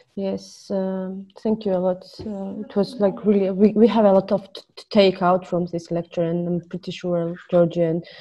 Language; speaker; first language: English; non-native, fluent; Georgian